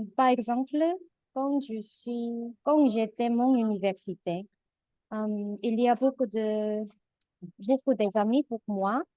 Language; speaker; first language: French; non-native, learner; Korean